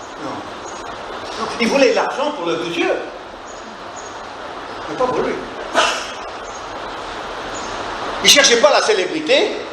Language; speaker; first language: French; native; French